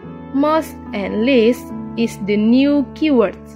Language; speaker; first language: English; non-native, learner; Indonesian